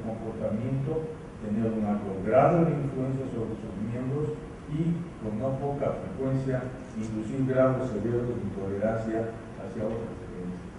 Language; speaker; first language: Spanish; native; Spanish